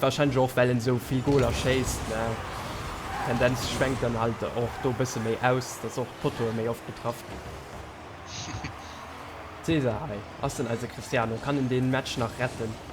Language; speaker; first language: German; non-native, local second language; Luxembourgish